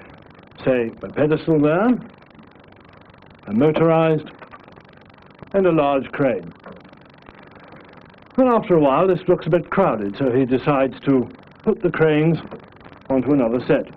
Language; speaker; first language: English; native; English